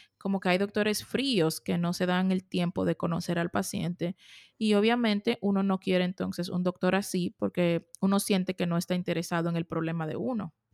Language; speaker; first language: Spanish; native; Spanish